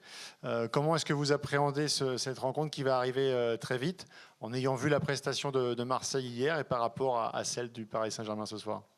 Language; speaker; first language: French; native; French